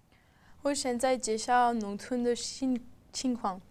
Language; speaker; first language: Chinese; non-native, learner; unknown